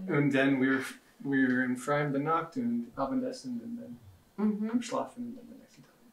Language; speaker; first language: German; non-native, learner; English